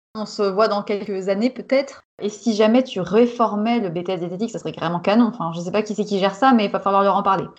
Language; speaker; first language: French; native; French